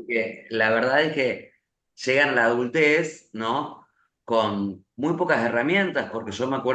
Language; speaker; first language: Spanish; native; Spanish